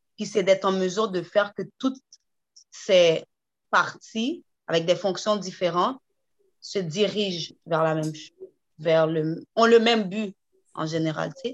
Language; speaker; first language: French; native; French